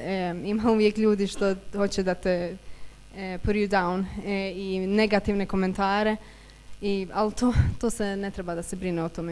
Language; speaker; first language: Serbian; early bilingual, heritage; Bosnian